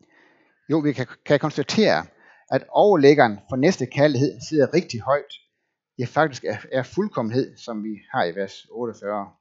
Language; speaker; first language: Danish; native; Danish